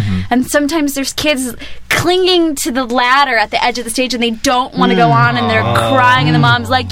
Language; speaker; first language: English; native; English